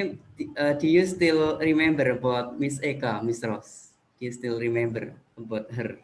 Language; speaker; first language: English; non-native, fluent; Indonesian